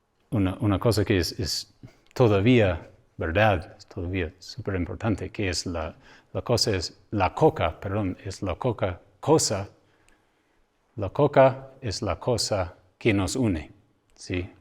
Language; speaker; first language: Spanish; non-native, fluent; English